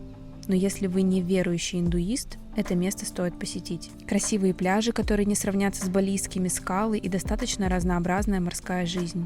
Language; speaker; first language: Russian; native; Russian